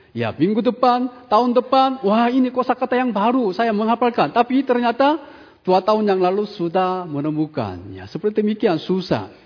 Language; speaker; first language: Indonesian; non-native, fluent; Korean